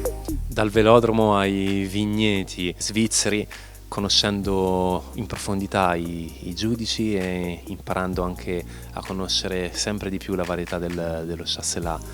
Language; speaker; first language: Italian; native; Italian